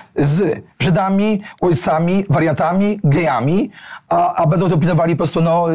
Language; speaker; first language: Polish; native; Polish